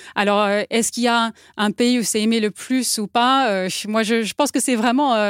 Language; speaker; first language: French; non-native, fluent; English